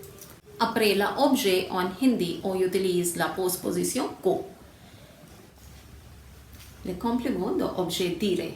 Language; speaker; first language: French; non-native, fluent; Hindi